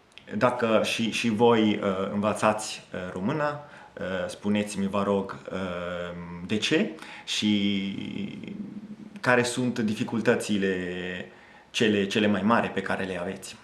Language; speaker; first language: Romanian; non-native, fluent; Italian